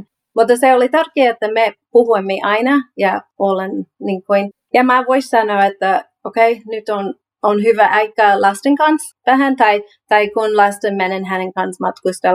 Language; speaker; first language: Finnish; non-native, learner; English